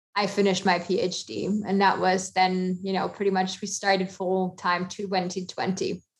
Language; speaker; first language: English; non-native, fluent; German